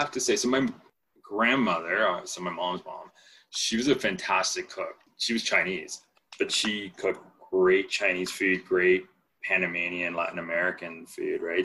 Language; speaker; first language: English; non-native, fluent; Spanish